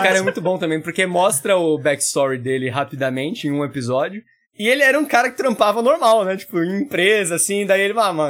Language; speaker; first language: Portuguese; native; Portuguese